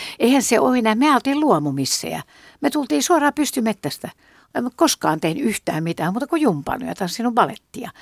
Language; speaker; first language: Finnish; native; Finnish